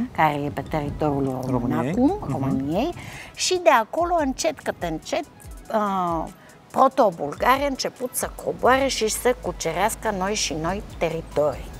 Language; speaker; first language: Romanian; non-native, fluent; Bulgarian